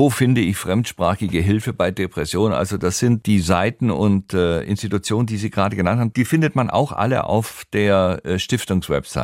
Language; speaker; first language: German; native; German